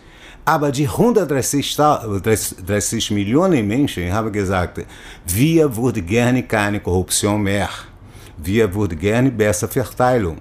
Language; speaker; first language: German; non-native, learner; Portuguese